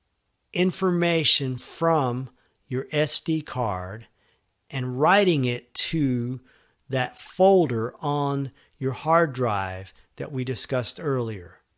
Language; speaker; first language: English; native; English